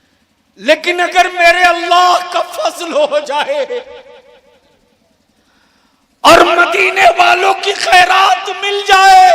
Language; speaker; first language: Hindi; native; Hindi